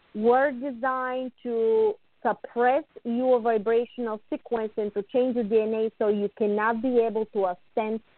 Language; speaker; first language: English; non-native, fluent; Bulgarian